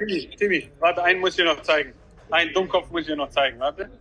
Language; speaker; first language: German; native; German